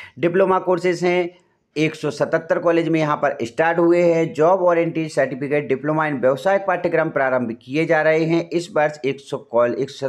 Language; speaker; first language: Hindi; native; Hindi